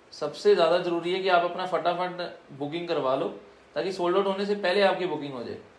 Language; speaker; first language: Hindi; non-native, local second language; Punjabi